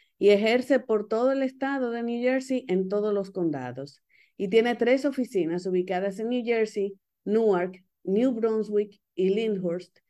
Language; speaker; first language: Spanish; native; Spanish